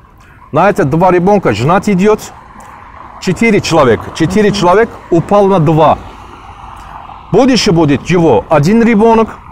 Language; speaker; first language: Russian; non-native, learner; Turkish